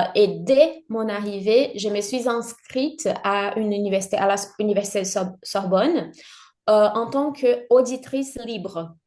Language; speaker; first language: French; non-native, fluent; Portuguese